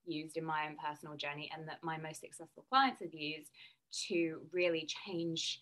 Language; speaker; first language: English; native; English